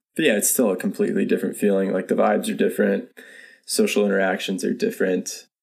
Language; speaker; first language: English; native; English